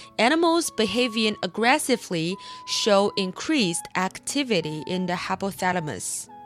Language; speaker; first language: English; non-native, fluent; Chinese